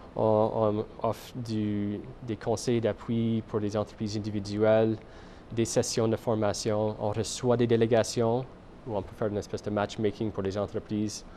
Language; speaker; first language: French; non-native, fluent; English